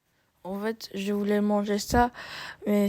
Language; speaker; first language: French; non-native, learner; Japanese